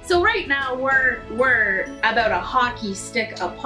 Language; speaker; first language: English; native; English